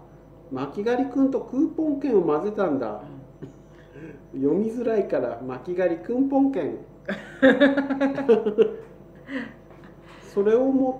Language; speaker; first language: Japanese; native; Japanese